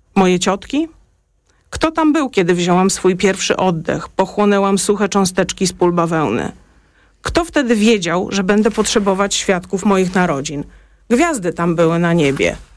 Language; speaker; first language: Polish; native; Polish